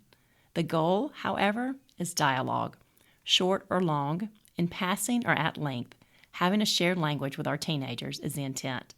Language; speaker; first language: English; native; English